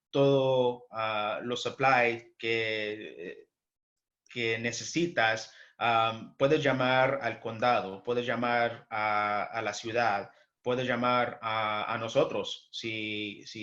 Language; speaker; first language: Spanish; early bilingual, heritage; English